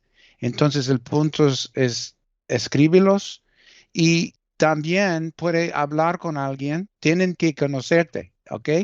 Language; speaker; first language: Spanish; early bilingual, heritage; Spanish